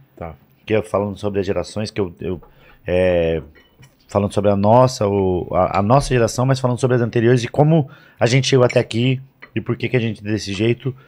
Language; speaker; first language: Portuguese; native; Portuguese